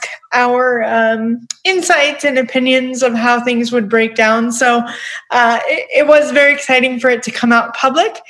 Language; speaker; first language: English; native; English